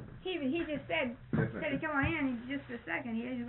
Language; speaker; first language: English; native; English